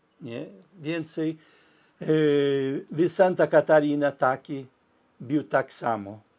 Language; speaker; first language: Polish; early bilingual, heritage; Portuguese